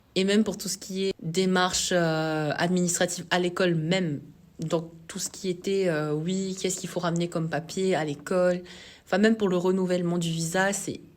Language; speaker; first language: French; non-native, local second language; Malagasy